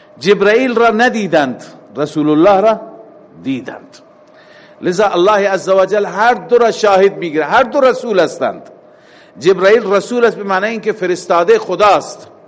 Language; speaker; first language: Persian; native; Persian